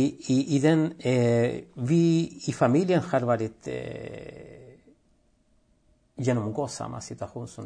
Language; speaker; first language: Swedish; non-native, fluent; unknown